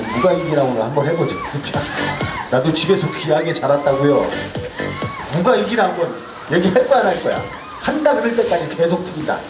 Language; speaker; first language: Korean; native; Korean